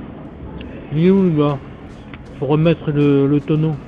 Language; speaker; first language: French; native; French